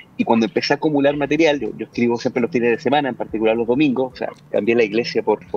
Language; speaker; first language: Spanish; native; Spanish